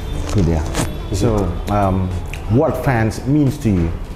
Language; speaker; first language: English; non-native, fluent; Indonesian